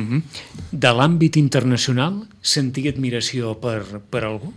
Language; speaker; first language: Catalan; native; Catalan